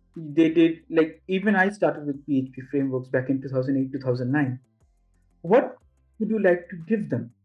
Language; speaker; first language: English; non-native, local second language; Bangla